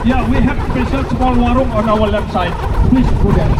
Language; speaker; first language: English; non-native, learner; Indonesian